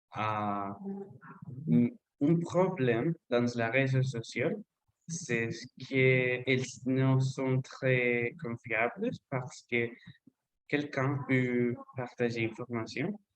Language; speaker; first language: French; non-native, learner; Spanish